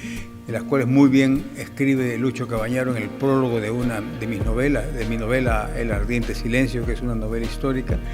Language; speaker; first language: Spanish; native; Spanish